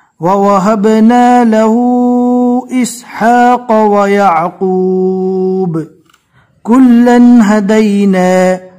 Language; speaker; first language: Urdu; native; Urdu